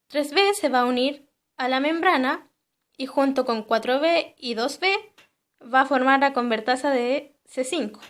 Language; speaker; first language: Spanish; native; Spanish